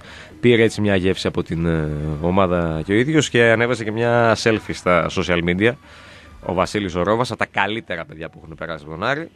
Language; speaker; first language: Greek; native; Greek